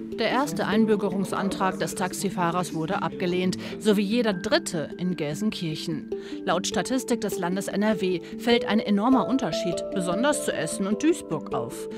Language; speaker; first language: German; native; German